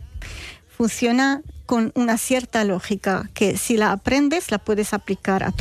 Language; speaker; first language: Spanish; non-native, fluent; Arabic